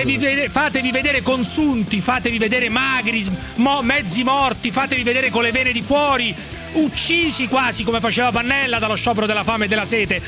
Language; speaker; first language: Italian; native; Italian